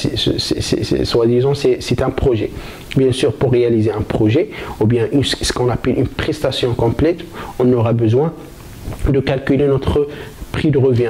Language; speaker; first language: French; non-native, local second language; Arabic